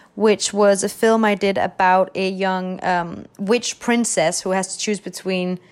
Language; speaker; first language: English; non-native, fluent; Danish